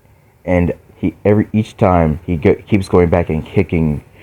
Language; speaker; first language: English; native; English